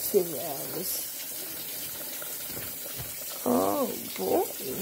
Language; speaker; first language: English; native; English